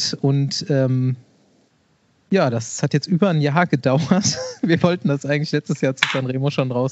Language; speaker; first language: German; native; German